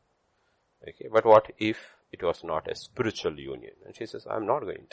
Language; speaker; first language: English; non-native, local second language; Malayalam